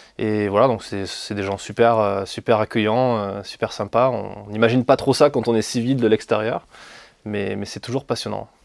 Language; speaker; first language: French; native; French